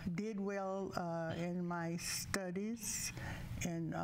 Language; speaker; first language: English; native; English